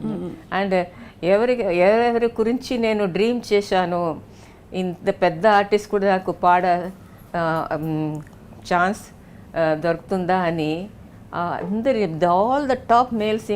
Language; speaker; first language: Telugu; non-native, local second language; Tamil